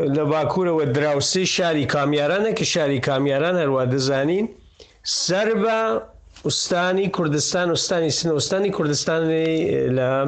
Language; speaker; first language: Central Kurdish; non-native, local second language; Southern Kurdish